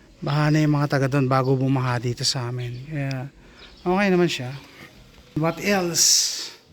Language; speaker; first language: Filipino; native; Filipino